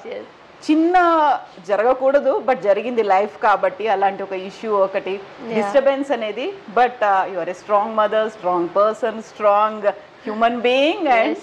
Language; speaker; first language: Telugu; native; Telugu